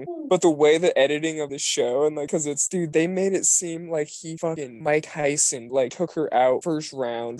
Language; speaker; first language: English; native; English